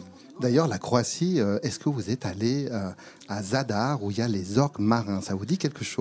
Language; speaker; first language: French; native; French